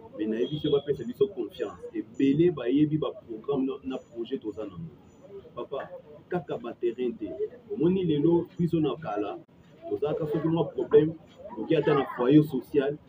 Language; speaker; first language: Lingala; native; Lingala